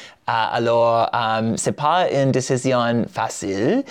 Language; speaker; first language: French; non-native, learner; English